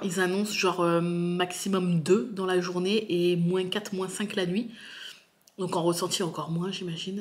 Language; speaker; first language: French; native; French